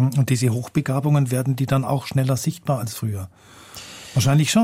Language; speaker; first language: German; native; German